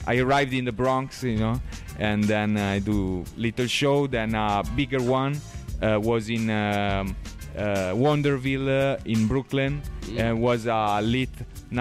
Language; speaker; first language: English; non-native, learner; Italian